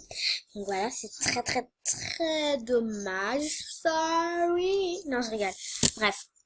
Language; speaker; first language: French; native; French